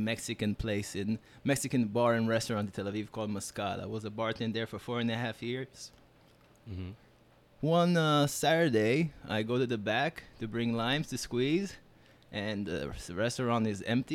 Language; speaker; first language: English; non-native, fluent; Hebrew